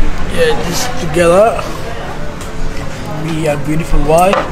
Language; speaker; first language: English; non-native, learner; Somali